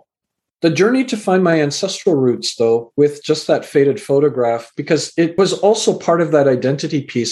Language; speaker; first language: English; native; English